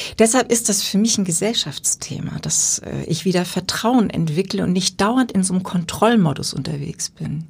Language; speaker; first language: German; native; German